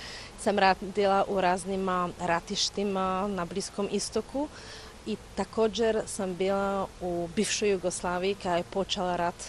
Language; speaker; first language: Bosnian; non-native, fluent; Czech